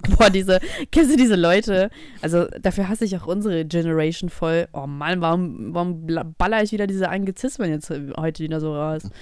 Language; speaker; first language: German; early bilingual, other home language; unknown